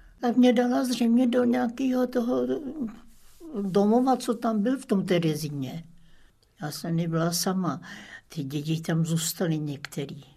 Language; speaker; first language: Czech; early bilingual, other home language; German